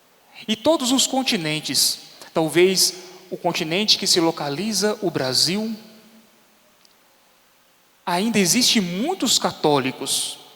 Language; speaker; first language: Portuguese; native; Portuguese